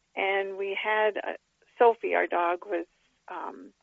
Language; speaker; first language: English; native; English